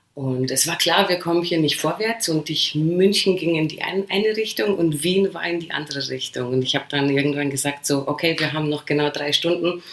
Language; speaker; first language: German; early bilingual, other home language; Polish